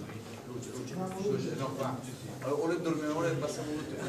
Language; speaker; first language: Italian; native; Italian